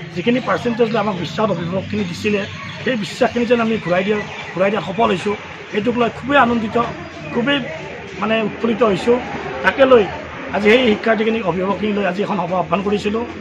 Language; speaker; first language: Assamese; native; Assamese